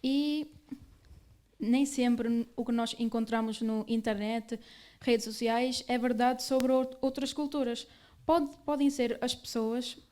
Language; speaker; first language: Portuguese; early bilingual, other home language; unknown